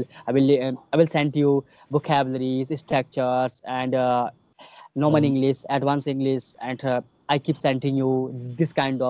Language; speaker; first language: English; non-native, learner; Hindi